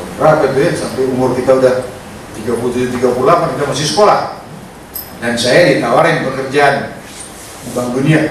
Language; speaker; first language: Indonesian; non-native, local second language; Punjabi